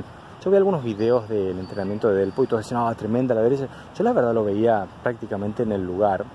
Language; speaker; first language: Spanish; native; Spanish